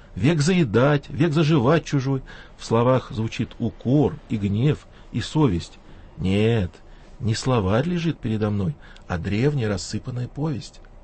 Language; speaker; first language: Russian; native; Russian